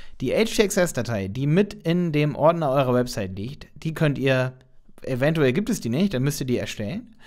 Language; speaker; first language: German; native; German